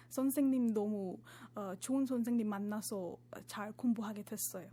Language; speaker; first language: Korean; non-native, fluent; Marathi